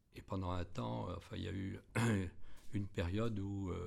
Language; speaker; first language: French; native; French